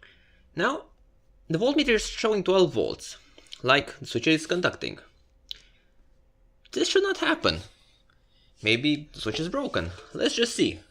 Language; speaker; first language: English; non-native, fluent; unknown